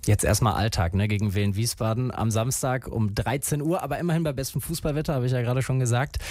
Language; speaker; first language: German; native; German